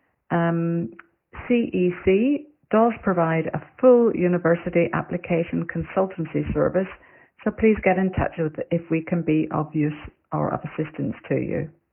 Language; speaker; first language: English; native; English